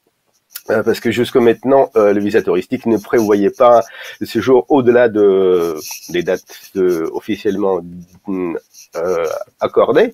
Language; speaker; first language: French; non-native, fluent; Russian